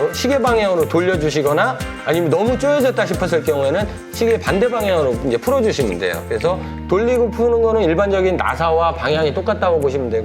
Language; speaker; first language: Korean; native; Korean